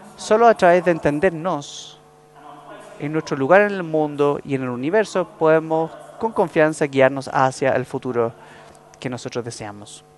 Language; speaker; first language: Spanish; non-native, fluent; English